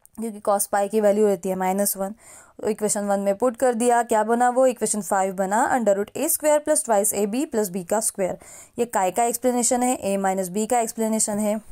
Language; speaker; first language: Hindi; non-native, local second language; Marathi